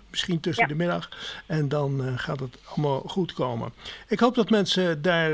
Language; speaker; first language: Dutch; native; Dutch